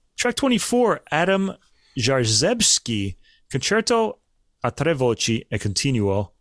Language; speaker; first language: English; native; English